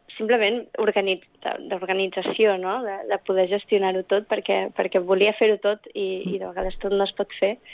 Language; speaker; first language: Catalan; early bilingual, other home language; English